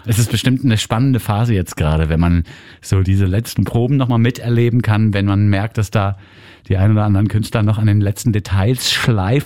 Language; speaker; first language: German; native; German